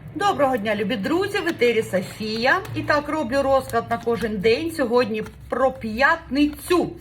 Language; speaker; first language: Ukrainian; non-native, local second language; Russian